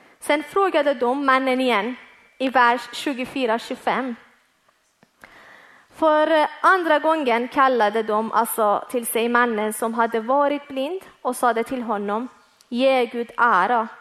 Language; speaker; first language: Swedish; early bilingual, other home language; Persian